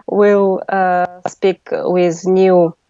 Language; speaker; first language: English; non-native, learner; Russian